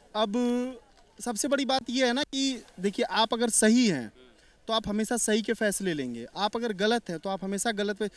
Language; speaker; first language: Hindi; native; Hindi